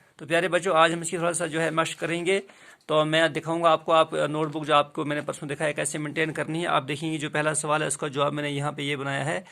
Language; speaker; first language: Urdu; non-native, local second language; Kashmiri